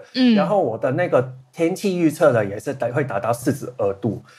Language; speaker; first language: Chinese; non-native, local second language; Cantonese